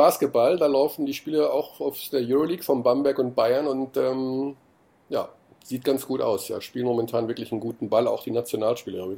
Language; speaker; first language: German; native; German